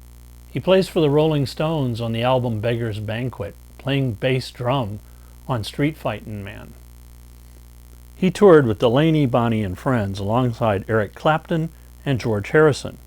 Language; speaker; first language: English; native; English